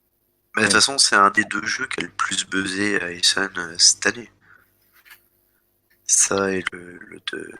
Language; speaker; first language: French; native; French